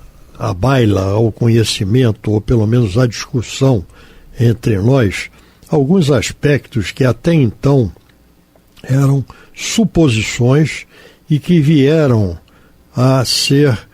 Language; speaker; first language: Portuguese; native; Portuguese